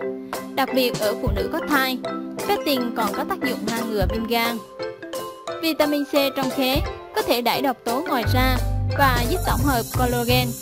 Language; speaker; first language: Vietnamese; native; Vietnamese